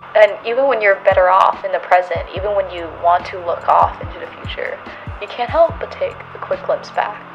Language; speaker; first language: English; native; English